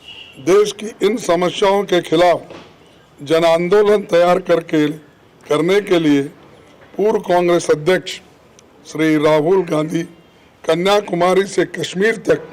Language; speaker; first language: Hindi; non-native, local second language; Kannada